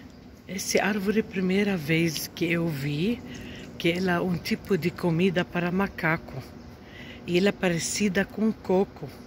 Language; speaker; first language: Portuguese; non-native, fluent; Arabic